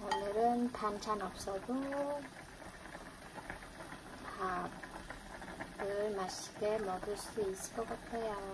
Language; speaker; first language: Korean; non-native, fluent; Khmer